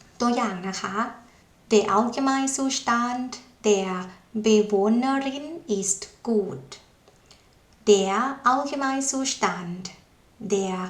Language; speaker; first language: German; non-native, fluent; Thai